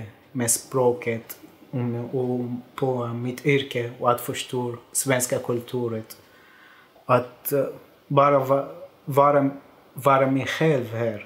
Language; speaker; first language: Swedish; non-native, fluent; Arabic